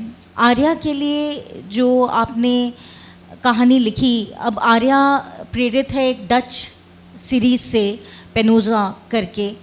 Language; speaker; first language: Hindi; native; Hindi